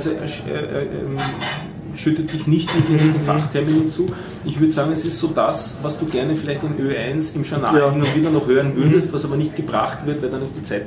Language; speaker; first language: German; native; German